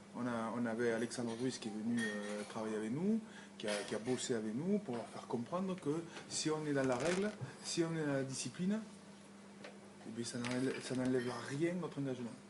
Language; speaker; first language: French; native; French